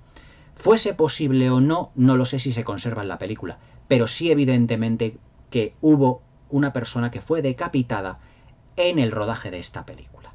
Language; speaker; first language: Spanish; native; Spanish